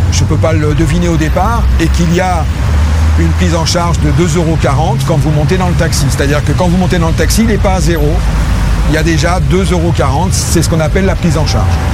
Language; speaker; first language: French; native; French